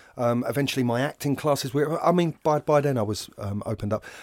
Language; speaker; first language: English; native; English